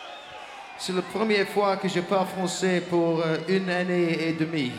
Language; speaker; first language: French; non-native, learner; English